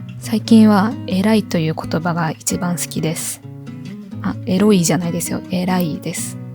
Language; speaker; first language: Japanese; native; Japanese